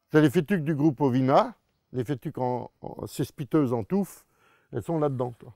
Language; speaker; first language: French; native; French